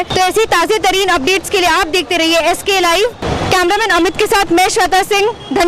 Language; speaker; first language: Hindi; native; Hindi